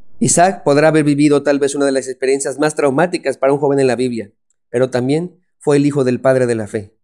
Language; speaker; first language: Spanish; native; Spanish